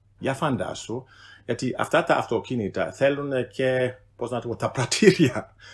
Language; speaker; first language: Greek; non-native, fluent; German